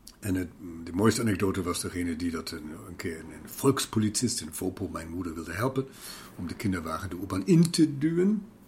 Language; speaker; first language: Dutch; non-native, fluent; German